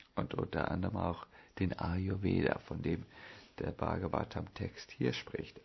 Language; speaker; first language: German; native; German